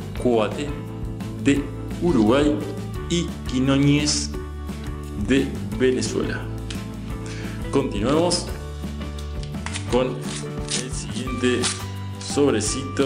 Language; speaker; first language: Spanish; native; Spanish